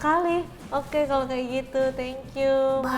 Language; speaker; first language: Indonesian; native; Indonesian